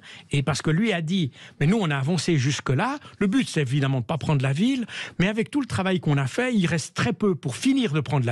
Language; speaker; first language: French; native; French